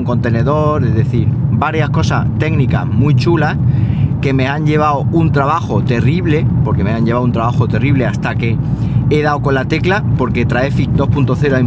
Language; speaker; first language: Spanish; native; Spanish